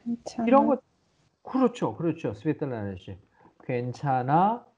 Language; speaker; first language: Korean; native; Korean